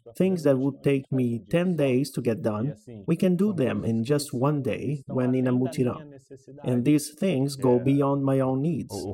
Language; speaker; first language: English; non-native, fluent; Portuguese